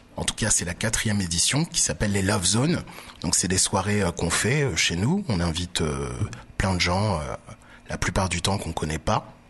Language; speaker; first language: French; early bilingual, other home language; Baoulé